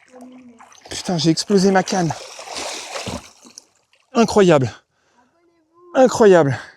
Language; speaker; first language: French; native; French